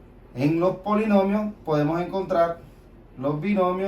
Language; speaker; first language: Spanish; native; Spanish